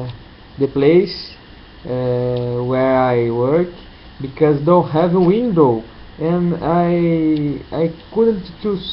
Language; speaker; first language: English; non-native, learner; Portuguese